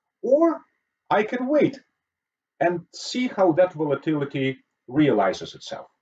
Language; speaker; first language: English; non-native, fluent; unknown